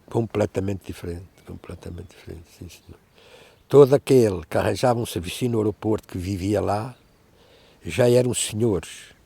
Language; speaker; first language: Portuguese; native; Portuguese